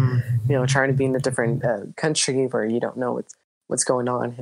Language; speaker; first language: English; early bilingual, other home language; Spanish